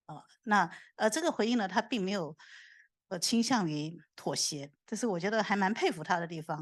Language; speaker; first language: Chinese; native; Chinese